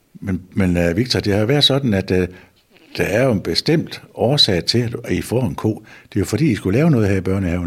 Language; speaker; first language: Danish; native; Danish